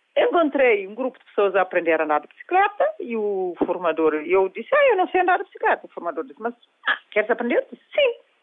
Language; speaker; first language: Portuguese; non-native, local second language; Kabuverdianu